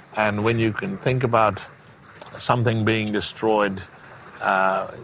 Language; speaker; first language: English; native; English